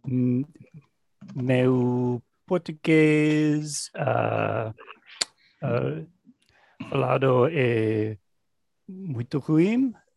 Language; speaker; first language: Portuguese; non-native, learner; English